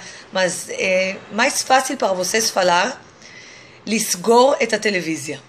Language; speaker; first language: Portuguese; non-native, fluent; Hebrew